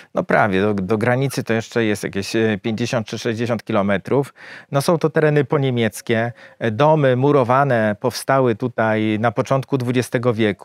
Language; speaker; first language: Polish; native; Polish